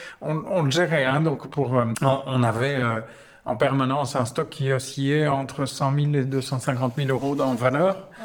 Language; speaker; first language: French; native; French